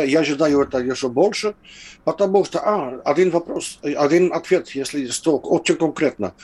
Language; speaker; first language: Russian; non-native, fluent; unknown